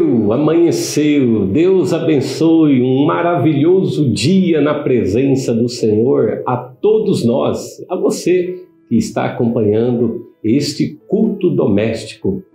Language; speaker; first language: Portuguese; native; Portuguese